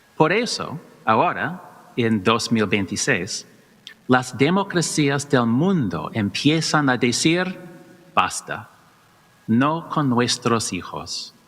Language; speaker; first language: Spanish; non-native, learner; English